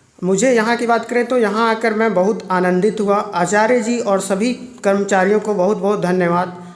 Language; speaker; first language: Hindi; native; Hindi